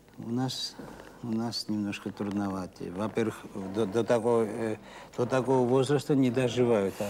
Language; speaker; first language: Russian; non-native, local second language; Georgian